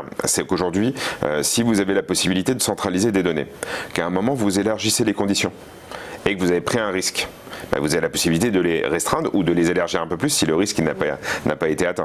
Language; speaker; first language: French; native; French